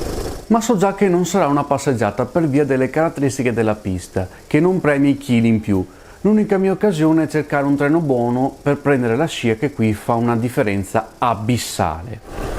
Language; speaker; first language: Italian; native; Italian